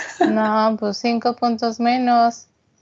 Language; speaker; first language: Spanish; native; Spanish